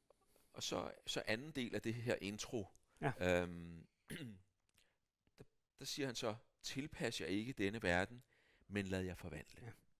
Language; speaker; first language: Danish; native; Danish